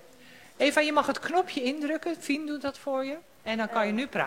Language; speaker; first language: Dutch; native; Dutch